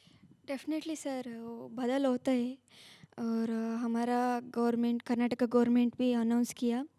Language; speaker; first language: Hindi; non-native, local second language; Kannada